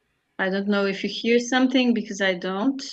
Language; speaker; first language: English; non-native, fluent; Serbian